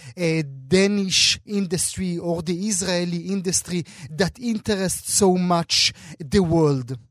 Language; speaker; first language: English; non-native, fluent; Hebrew